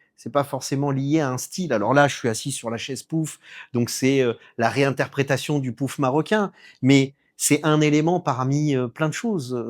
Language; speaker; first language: French; native; French